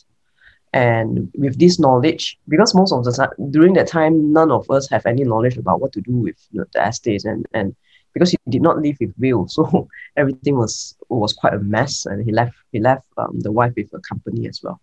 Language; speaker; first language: English; non-native, local second language; Cantonese